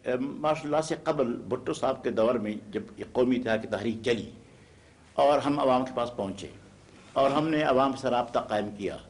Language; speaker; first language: Urdu; non-native, local second language; Pashto